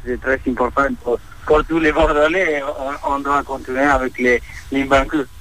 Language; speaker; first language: French; non-native, fluent; Spanish